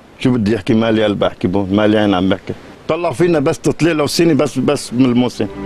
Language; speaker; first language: Arabic; native; Arabic